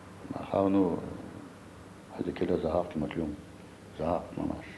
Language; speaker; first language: Hebrew; non-native, fluent; Yiddish